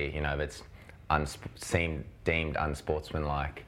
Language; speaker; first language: English; native; English